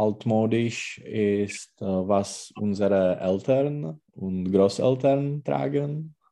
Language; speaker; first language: German; non-native, learner; Czech